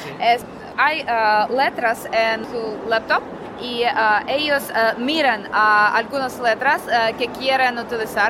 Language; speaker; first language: Spanish; non-native, learner; Russian